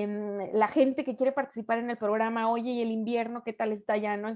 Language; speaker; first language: Spanish; native; Spanish